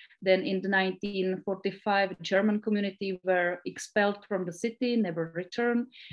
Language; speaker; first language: English; non-native, fluent; Czech